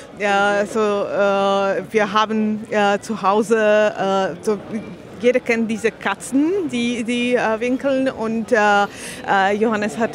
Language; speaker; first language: German; non-native, learner; Slovak